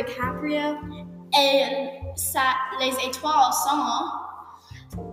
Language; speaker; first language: French; non-native, learner; English